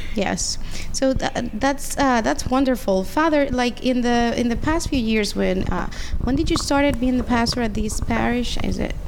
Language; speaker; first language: English; non-native, fluent; Spanish